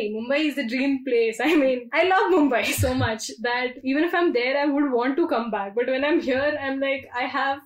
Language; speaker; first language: English; non-native, local second language; Hindi